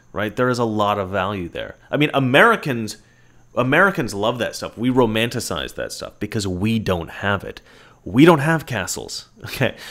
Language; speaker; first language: English; native; English